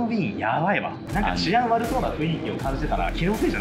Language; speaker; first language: Japanese; native; Japanese